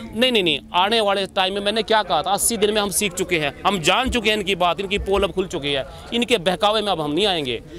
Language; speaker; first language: Hindi; native; Hindi